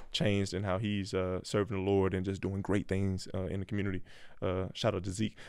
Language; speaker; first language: English; native; English